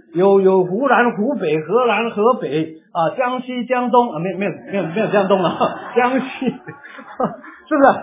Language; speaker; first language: Chinese; non-native, local second language; Cantonese